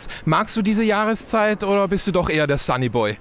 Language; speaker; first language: German; native; German